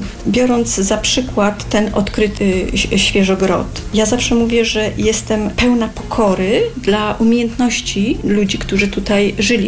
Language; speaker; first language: Polish; native; Polish